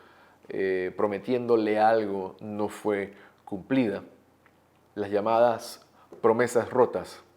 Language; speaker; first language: Spanish; native; Spanish